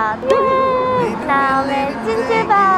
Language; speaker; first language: Chinese; non-native, fluent; Japanese